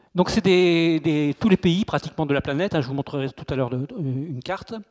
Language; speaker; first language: French; native; French